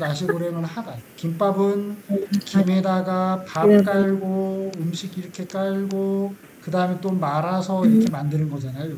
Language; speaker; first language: Korean; native; Korean